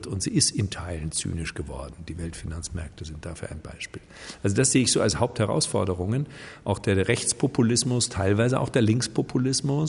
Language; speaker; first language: German; native; German